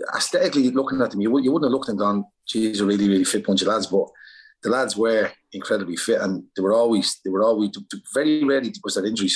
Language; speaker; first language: English; native; English